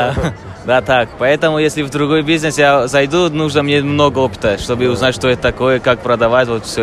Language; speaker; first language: Russian; non-native, learner; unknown